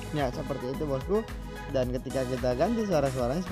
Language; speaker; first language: Indonesian; native; Indonesian